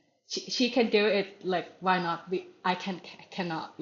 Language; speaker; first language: English; non-native, learner; Thai